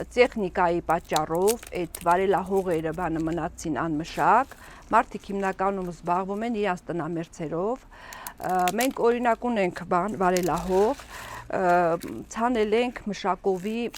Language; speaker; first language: Armenian; native; Armenian